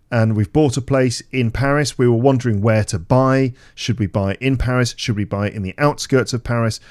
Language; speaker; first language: English; native; English